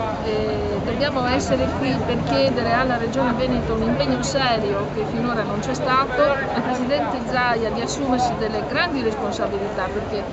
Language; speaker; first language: Italian; native; Italian